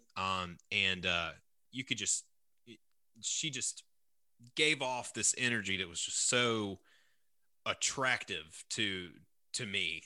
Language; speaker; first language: English; native; English